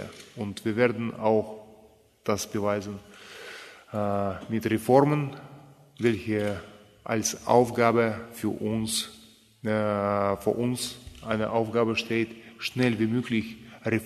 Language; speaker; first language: German; non-native, fluent; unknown